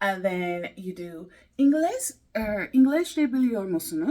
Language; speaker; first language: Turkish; non-native, learner; English